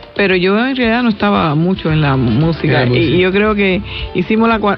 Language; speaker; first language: Spanish; native; Spanish